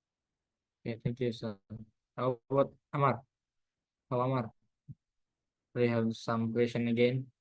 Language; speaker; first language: English; non-native, learner; Indonesian